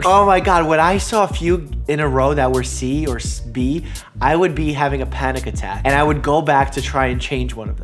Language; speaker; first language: English; native; English